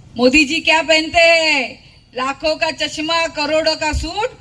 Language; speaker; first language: Hindi; non-native, local second language; Marathi